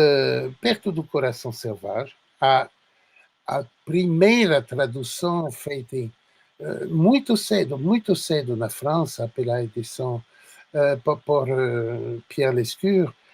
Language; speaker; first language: Portuguese; non-native, fluent; French